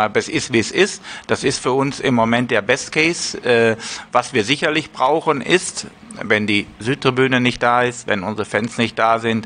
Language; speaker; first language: German; native; German